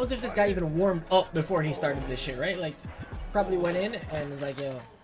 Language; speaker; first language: English; native; English